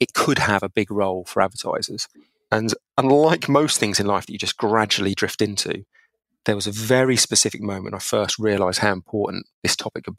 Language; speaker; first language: English; native; English